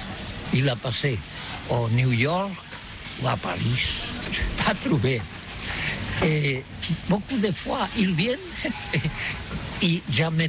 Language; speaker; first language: French; non-native, learner; Catalan